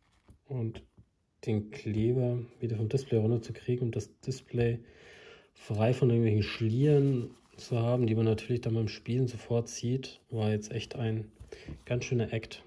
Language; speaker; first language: German; native; German